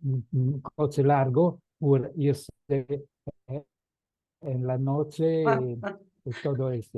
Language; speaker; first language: Spanish; non-native, fluent; Italian